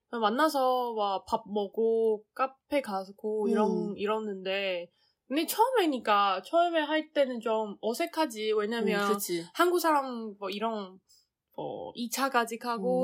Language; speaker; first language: Korean; non-native, learner; Chinese